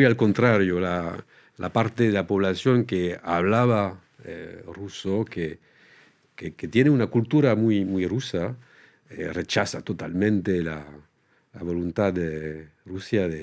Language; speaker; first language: Spanish; non-native, fluent; French